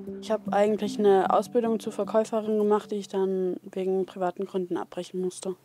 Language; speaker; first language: German; native; German